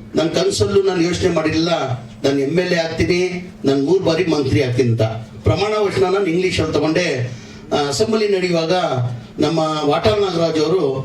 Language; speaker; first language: Kannada; non-native, local second language; Urdu